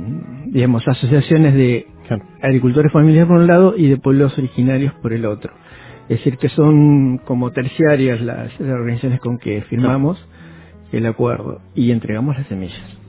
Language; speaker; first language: Spanish; native; Spanish